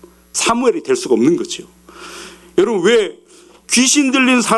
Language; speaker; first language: Korean; native; Korean